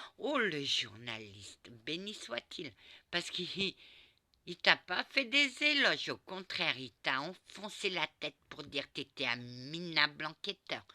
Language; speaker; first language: French; early bilingual, other home language; Portuguese